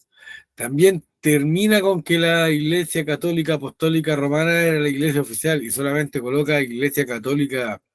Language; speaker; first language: Spanish; native; Spanish